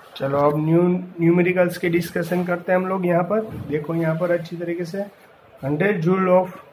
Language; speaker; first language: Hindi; non-native, local second language; Gujarati